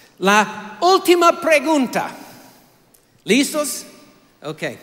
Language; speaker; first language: Spanish; non-native, fluent; English